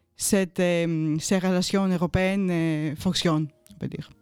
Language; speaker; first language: French; non-native, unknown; Greek